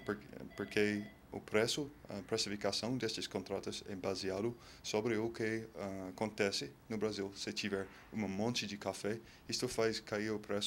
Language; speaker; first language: Portuguese; non-native, fluent; English